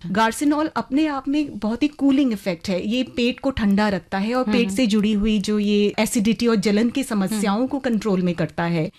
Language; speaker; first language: Hindi; native; Hindi